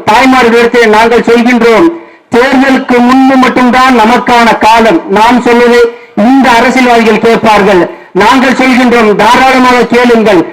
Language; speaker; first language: Tamil; non-native, local second language; Kannada